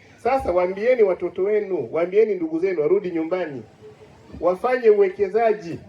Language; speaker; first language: Swahili; native; Swahili